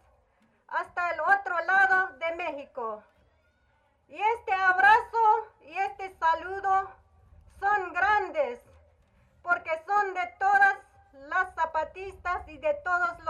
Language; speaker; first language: Spanish; non-native, local second language; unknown